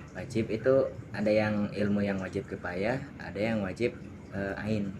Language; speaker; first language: Indonesian; non-native, local second language; Javanese